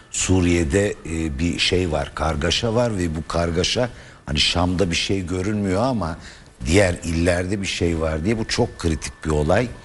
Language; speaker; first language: Turkish; native; Turkish